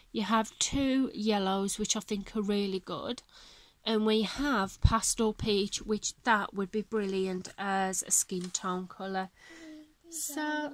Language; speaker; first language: English; native; English